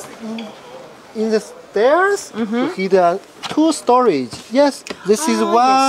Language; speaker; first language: English; non-native, learner; Chinese